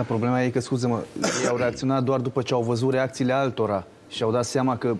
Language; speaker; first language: Romanian; native; Romanian